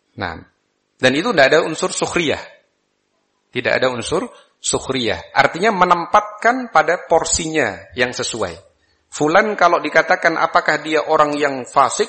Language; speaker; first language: Malay; non-native, local second language; Javanese